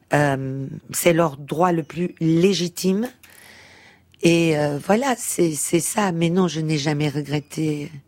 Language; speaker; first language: French; early bilingual, other home language; Portuguese